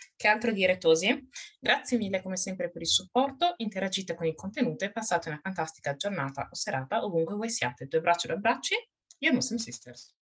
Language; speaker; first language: Italian; early bilingual, other home language; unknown